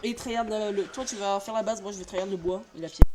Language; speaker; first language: French; native; French